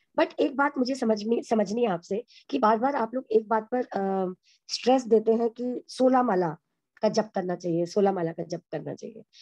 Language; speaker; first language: Hindi; native; Hindi